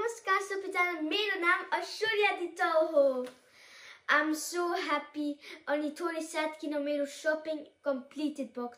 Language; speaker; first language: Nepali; early bilingual, heritage; Nepali